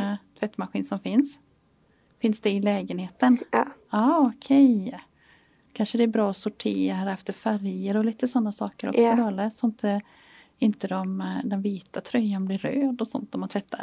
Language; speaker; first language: Swedish; native; Swedish